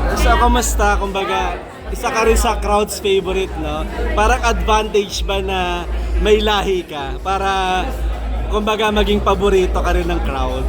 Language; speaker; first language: Filipino; native; Filipino